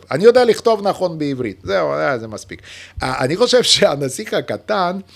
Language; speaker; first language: Hebrew; non-native, fluent; Yiddish